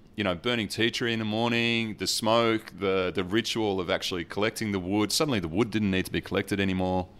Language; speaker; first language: English; early bilingual, other home language; Dutch